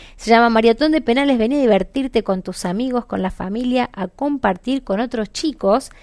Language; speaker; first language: Spanish; native; Spanish